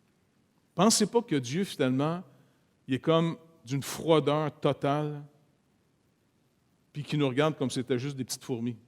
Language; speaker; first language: French; native; French